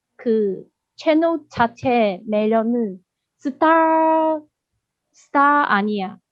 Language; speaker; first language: Korean; non-native, learner; Chinese